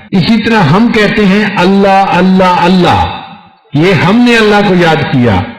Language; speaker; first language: Urdu; non-native, local second language; Punjabi